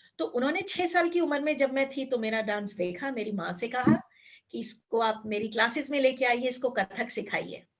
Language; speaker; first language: Hindi; native; Hindi